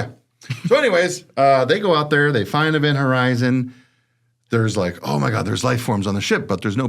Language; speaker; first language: English; native; English